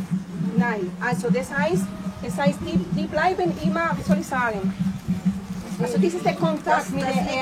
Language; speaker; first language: German; non-native, fluent; French